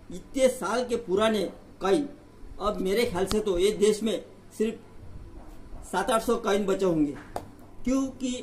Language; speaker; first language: Hindi; non-native, local second language; Marathi